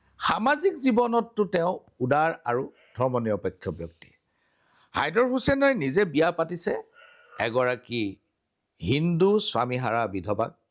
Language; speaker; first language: Assamese; native; Assamese